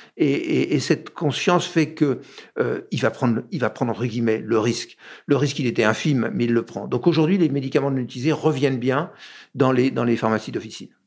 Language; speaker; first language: French; native; French